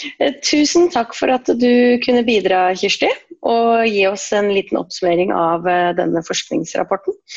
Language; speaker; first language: Norwegian; native; Norwegian